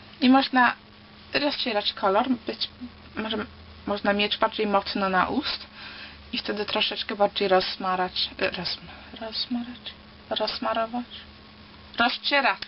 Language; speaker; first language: Polish; early bilingual, heritage; Polish